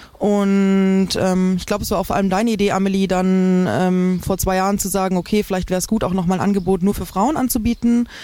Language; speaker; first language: German; native; German